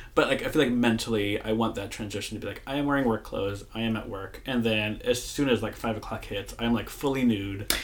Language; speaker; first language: English; native; English